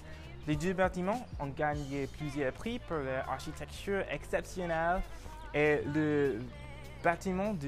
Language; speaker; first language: French; non-native, learner; English